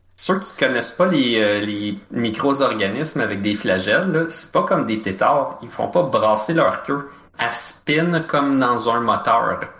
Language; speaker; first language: French; native; French